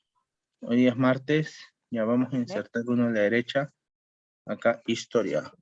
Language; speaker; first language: Spanish; native; Spanish